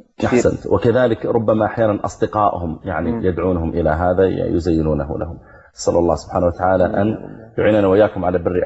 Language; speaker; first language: Arabic; native; Arabic